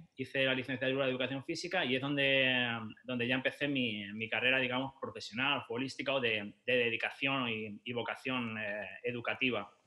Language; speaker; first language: Spanish; native; Spanish